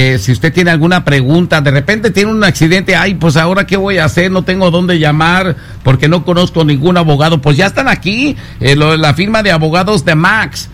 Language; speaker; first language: Spanish; native; Spanish